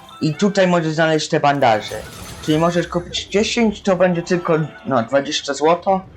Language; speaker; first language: Polish; early bilingual, heritage; Polish